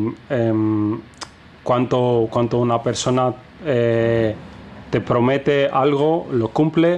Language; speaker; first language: Spanish; non-native, fluent; Greek